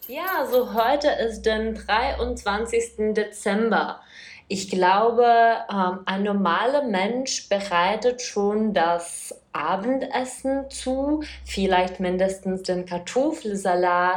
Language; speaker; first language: German; non-native, fluent; Czech